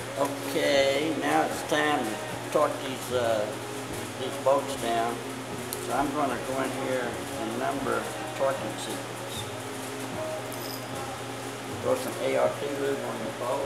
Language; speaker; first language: English; native; English